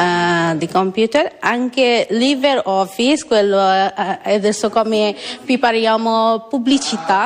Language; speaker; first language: Italian; non-native, learner; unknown